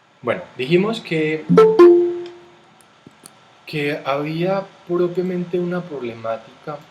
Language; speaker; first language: Spanish; native; Spanish